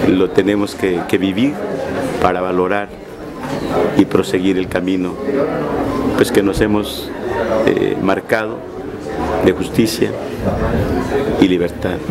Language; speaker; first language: Spanish; native; Spanish